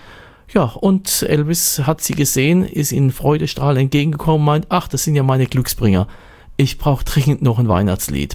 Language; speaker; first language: German; native; German